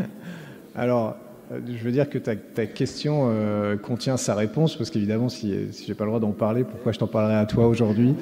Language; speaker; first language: French; native; French